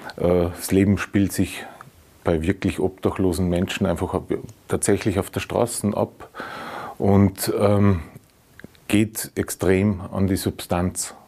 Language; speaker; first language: German; native; German